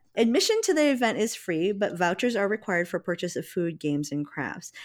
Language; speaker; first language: English; native; English